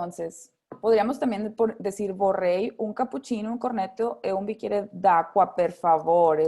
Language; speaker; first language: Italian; non-native, fluent; Spanish